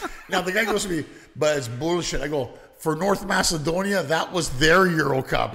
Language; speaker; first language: English; early bilingual, other home language; Greek